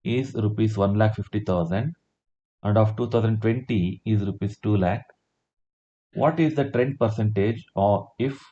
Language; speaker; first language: English; non-native, local second language; Kannada